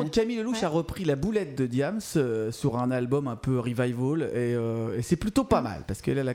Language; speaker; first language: French; native; French